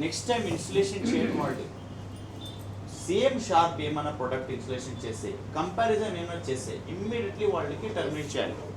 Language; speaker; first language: Telugu; non-native, learner; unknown